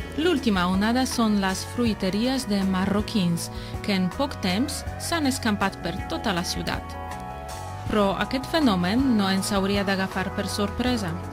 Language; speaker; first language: Catalan; non-native, fluent; Polish